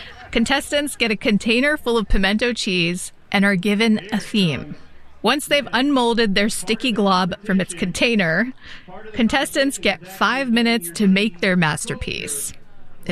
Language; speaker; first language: English; native; English